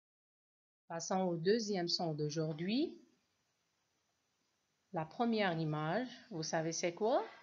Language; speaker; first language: French; non-native, local second language; Arabic